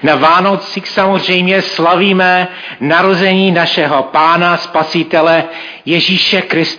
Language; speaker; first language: Czech; non-native, fluent; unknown